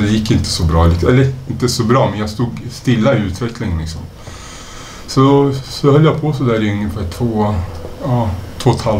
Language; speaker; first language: Swedish; native; Swedish